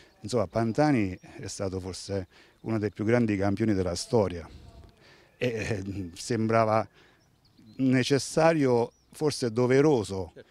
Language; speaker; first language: Italian; native; Italian